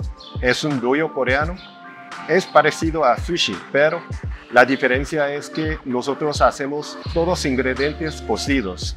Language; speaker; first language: Spanish; non-native, fluent; Korean